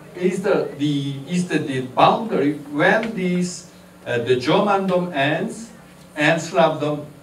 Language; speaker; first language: English; non-native, fluent; Korean